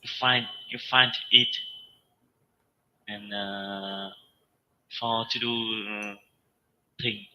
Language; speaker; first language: English; non-native, learner; Vietnamese